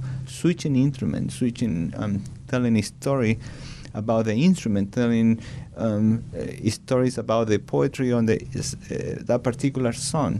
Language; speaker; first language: English; non-native, learner; Spanish